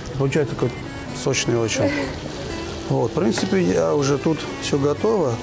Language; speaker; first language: Russian; non-native, fluent; Armenian